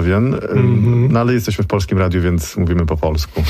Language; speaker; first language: Polish; native; Polish